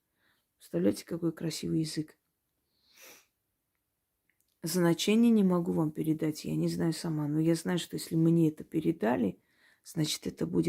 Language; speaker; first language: Russian; native; Russian